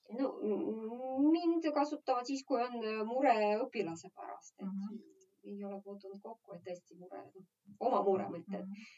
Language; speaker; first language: Estonian; non-native, local second language; Russian